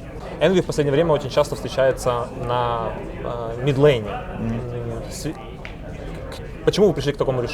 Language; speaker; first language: Russian; native; Russian